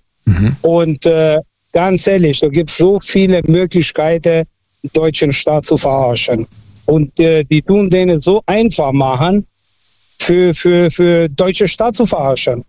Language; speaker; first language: German; non-native, fluent; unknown